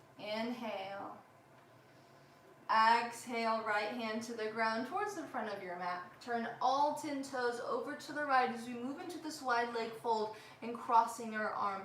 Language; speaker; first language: English; native; English